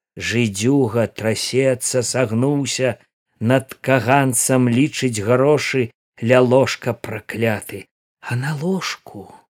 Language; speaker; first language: Belarusian; native; Belarusian